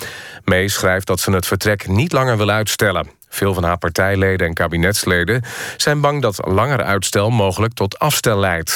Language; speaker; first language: Dutch; native; Dutch